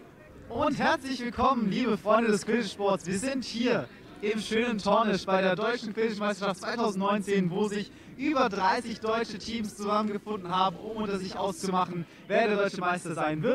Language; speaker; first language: German; native; German